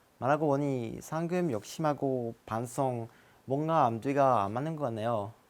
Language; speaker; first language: Korean; non-native, fluent; French